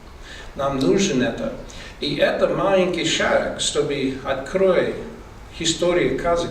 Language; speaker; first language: Russian; non-native, learner; English